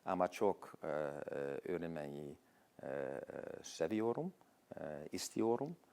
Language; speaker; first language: Turkish; non-native, learner; Dutch